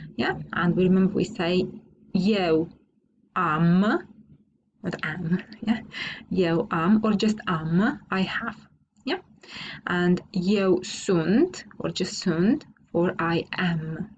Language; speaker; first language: English; non-native, fluent; Romanian